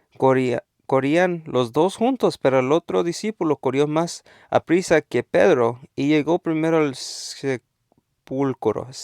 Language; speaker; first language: Spanish; early bilingual, heritage; Spanish